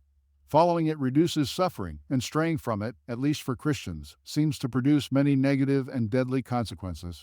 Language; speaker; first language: English; native; English